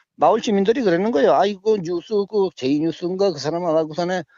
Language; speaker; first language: Korean; native; Korean